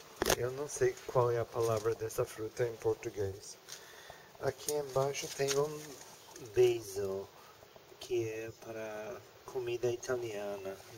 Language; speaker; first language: Portuguese; non-native, learner; English